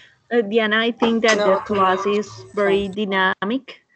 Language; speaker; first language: English; non-native, learner; Spanish